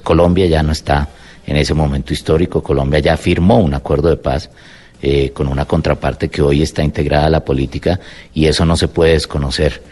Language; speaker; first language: Spanish; native; Spanish